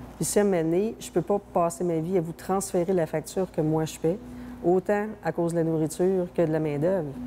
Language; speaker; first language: French; native; French